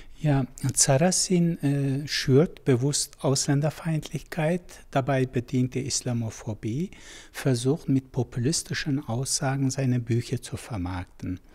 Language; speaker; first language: German; non-native, fluent; Turkish